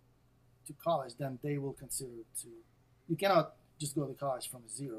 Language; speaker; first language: English; non-native, fluent; Russian